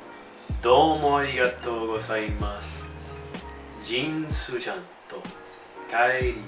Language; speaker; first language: Japanese; non-native, learner; English